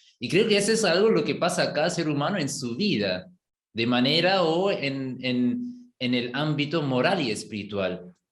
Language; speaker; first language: Spanish; non-native, fluent; German